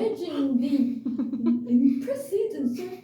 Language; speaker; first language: English; non-native, learner; Korean